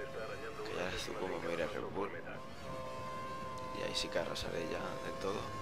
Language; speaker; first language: Spanish; native; Spanish